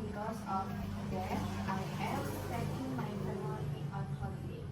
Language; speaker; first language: English; non-native, learner; Indonesian